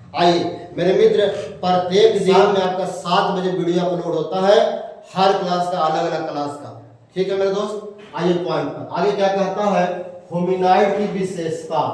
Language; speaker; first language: Hindi; native; Hindi